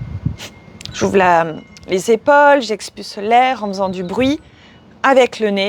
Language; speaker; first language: French; native; French